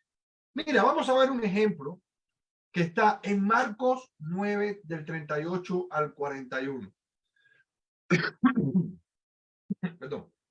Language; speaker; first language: Spanish; native; Spanish